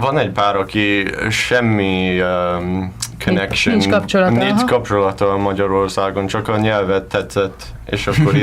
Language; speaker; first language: Hungarian; non-native, learner; English